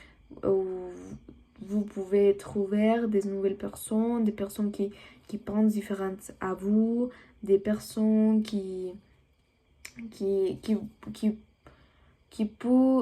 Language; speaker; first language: French; non-native, learner; Spanish